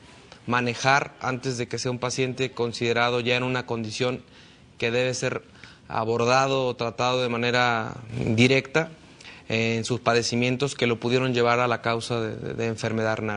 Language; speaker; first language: Spanish; native; Spanish